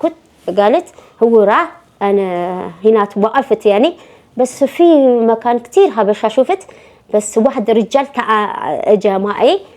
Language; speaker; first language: Arabic; non-native, learner; Amharic